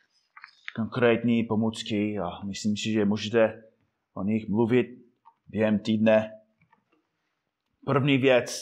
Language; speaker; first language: Czech; non-native, fluent; English